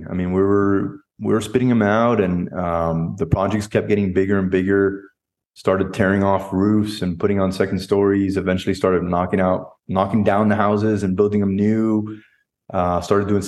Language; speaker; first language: English; native; English